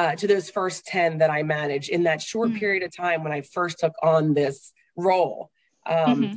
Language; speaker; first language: English; native; English